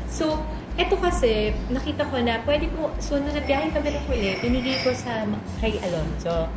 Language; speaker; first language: Filipino; native; Filipino